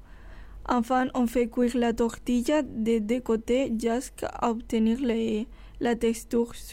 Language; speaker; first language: French; non-native, learner; Spanish